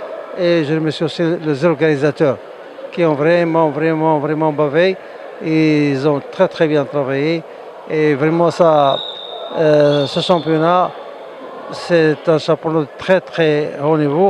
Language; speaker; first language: French; non-native, local second language; Arabic